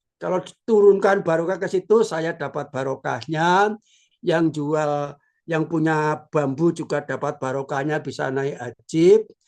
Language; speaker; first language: Indonesian; non-native, local second language; Javanese